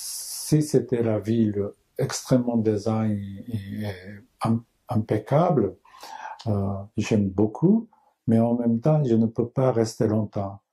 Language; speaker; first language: French; non-native, learner; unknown